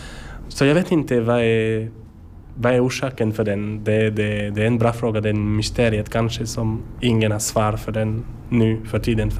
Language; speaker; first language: Swedish; non-native, learner; French